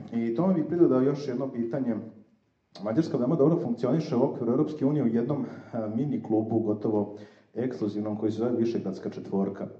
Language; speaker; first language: Serbian; native; Serbian